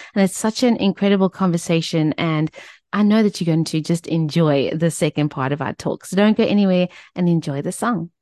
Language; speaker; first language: English; native; English